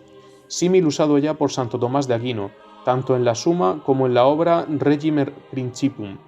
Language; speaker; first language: Spanish; native; Spanish